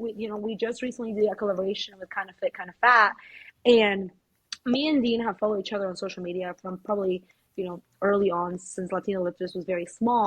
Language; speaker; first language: English; early bilingual, other home language; Spanish